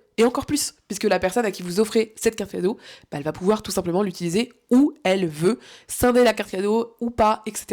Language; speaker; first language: French; native; French